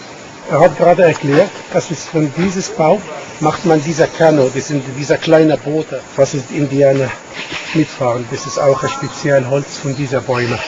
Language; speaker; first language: German; non-native, fluent; Arabic